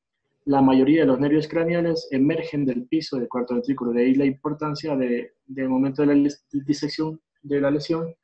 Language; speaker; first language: Spanish; native; Spanish